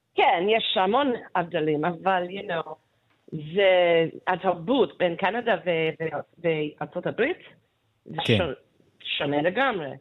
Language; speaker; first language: Hebrew; non-native, fluent; English